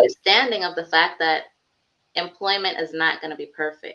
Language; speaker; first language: English; native; English